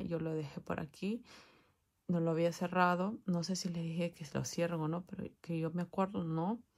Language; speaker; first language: Spanish; native; Spanish